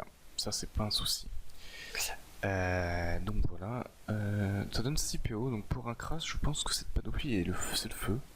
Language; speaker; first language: French; native; French